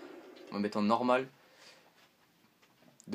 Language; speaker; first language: French; native; French